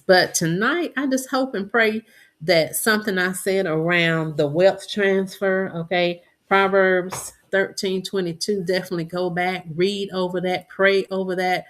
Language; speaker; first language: English; native; English